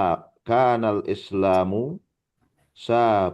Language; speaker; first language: Arabic; non-native, learner; Indonesian